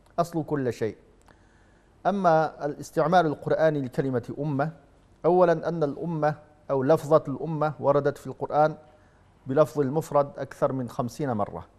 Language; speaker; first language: Arabic; non-native, fluent; Uyghur